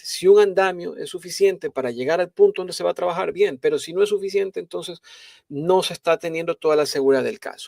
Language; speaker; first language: Spanish; native; Spanish